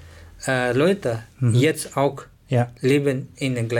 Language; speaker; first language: German; non-native, learner; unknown